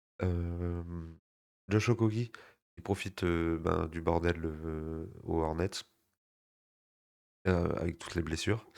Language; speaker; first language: French; native; French